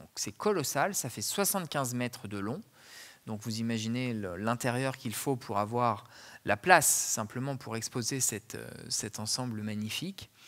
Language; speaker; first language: French; native; French